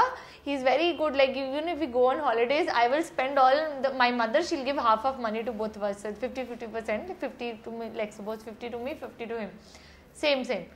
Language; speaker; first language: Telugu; non-native, learner; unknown